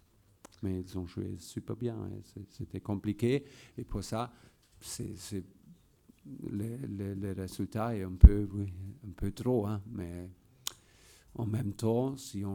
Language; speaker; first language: French; non-native, fluent; German